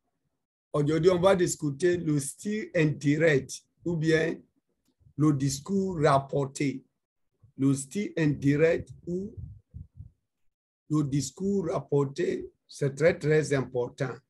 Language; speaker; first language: French; non-native, fluent; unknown